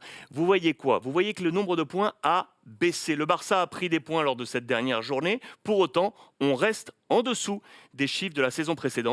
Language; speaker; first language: French; native; French